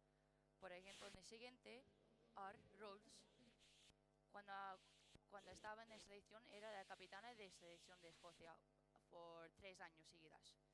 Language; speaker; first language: Spanish; non-native, learner; English